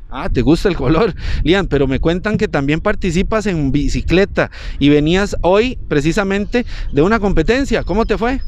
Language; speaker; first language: Spanish; native; Spanish